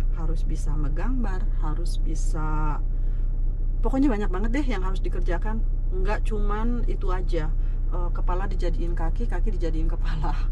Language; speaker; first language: Indonesian; native; Indonesian